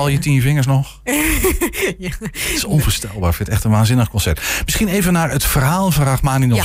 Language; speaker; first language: Dutch; native; Dutch